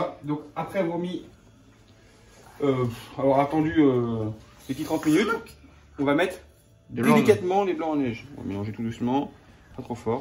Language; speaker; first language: French; native; French